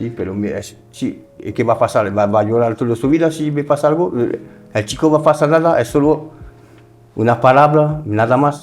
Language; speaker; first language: Spanish; non-native, learner; French